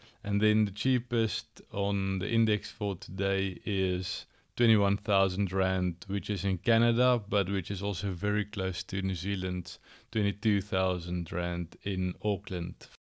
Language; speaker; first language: English; non-native, local second language; Afrikaans